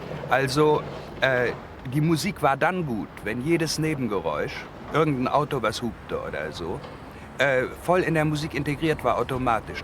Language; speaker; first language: German; native; German